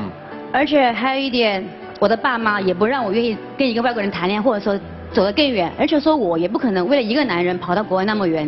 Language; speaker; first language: Chinese; native; Chinese